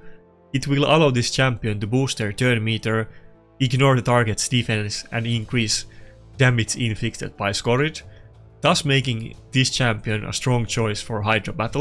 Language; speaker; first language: English; non-native, fluent; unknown